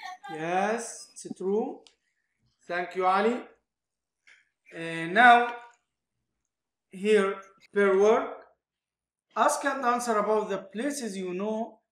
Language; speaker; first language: English; non-native, fluent; Arabic